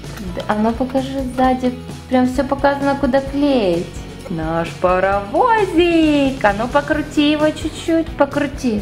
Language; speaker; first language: Russian; native; Russian